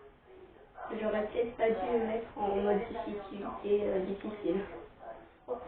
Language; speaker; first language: French; native; French